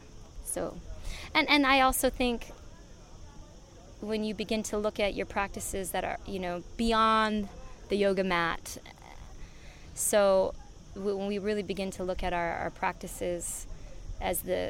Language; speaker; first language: English; native; English